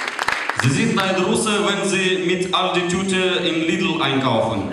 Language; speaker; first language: German; non-native, fluent; Russian